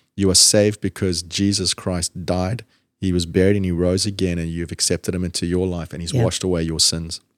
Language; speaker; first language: English; native; English